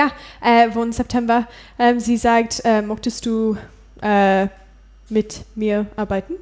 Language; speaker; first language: German; non-native, learner; English